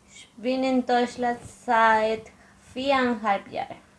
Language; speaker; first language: German; non-native, learner; Spanish